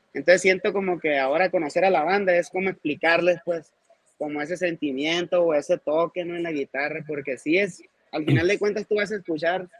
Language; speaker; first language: Spanish; non-native, local second language; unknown